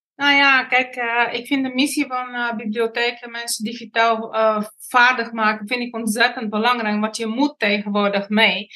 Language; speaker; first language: Dutch; non-native, fluent; Bulgarian